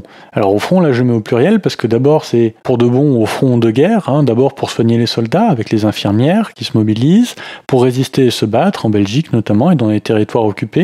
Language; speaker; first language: French; native; French